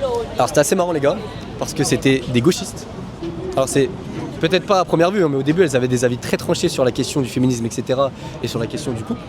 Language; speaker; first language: French; native; French